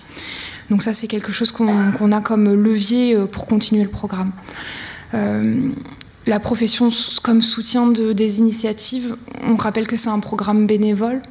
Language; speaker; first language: French; native; French